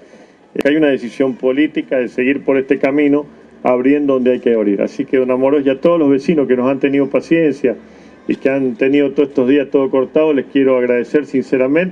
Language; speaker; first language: Spanish; native; Spanish